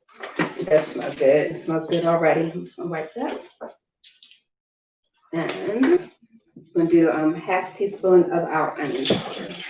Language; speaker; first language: English; native; English